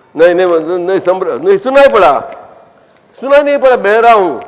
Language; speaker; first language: Hindi; non-native, local second language; Gujarati